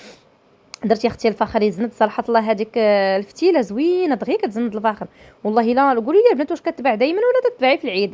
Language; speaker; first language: Arabic; native; Arabic